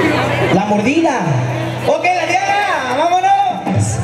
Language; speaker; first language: Spanish; native; Spanish